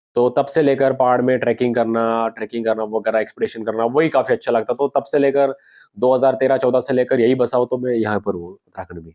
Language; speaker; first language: Hindi; non-native, local second language; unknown